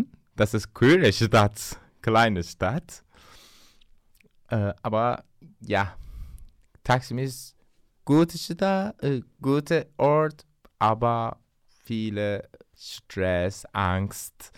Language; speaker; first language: German; non-native, learner; Turkish